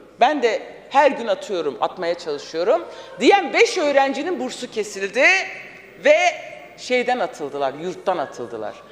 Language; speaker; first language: Turkish; non-native, local second language; Kurdish